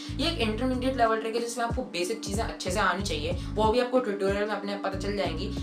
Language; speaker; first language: Hindi; native; Hindi